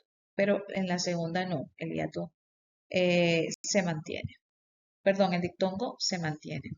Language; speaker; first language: Spanish; native; Spanish